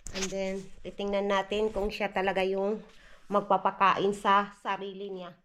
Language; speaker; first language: Filipino; non-native, local second language; Cebuano